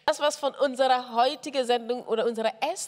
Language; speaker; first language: German; non-native, fluent; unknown